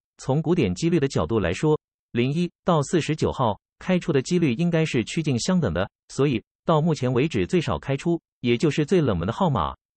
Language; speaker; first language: Chinese; native; Chinese